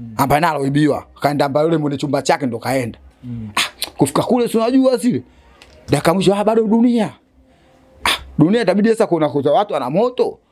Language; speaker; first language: Swahili; native; Swahili